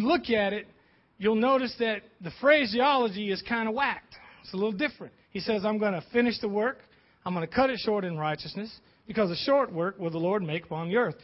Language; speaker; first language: English; native; English